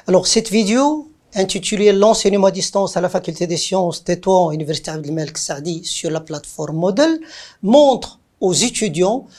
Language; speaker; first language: French; non-native, local second language; Arabic